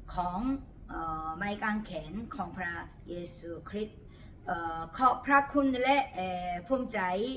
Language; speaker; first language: Thai; non-native, fluent; Korean